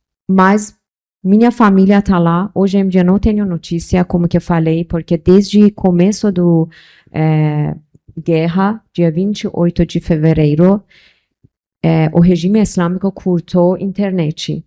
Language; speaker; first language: Portuguese; non-native, local second language; Persian